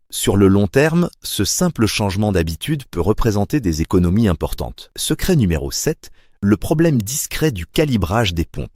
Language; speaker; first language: French; native; French